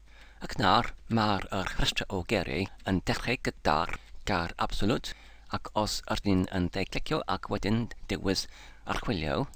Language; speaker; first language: Welsh; non-native, learner; English